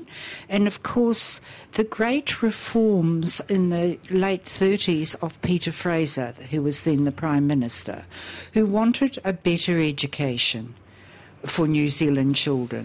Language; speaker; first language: English; native; English